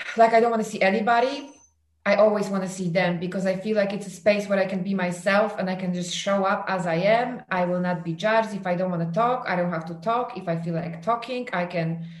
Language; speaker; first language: English; non-native, fluent; Polish